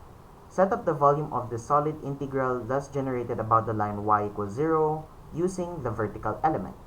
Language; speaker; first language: English; non-native, local second language; Filipino